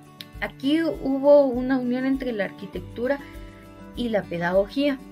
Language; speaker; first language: Spanish; native; Spanish